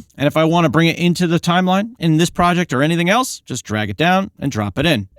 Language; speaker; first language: English; native; English